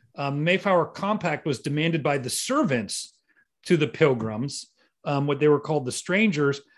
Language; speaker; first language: English; native; English